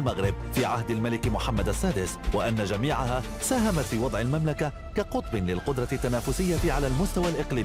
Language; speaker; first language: Arabic; native; Arabic